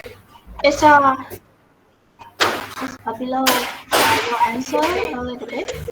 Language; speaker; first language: English; non-native, fluent; Vietnamese